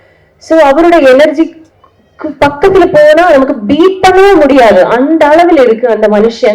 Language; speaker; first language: Tamil; non-native, learner; Malayalam